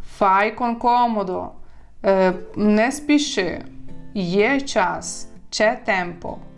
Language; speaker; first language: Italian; non-native, fluent; Ukrainian